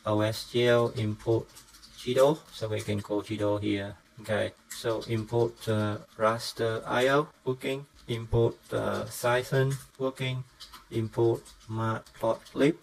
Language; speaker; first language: English; non-native, fluent; Vietnamese